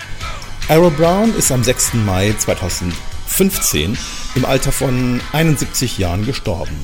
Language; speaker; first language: German; native; German